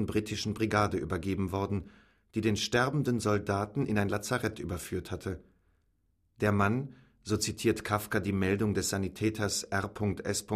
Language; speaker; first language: German; native; German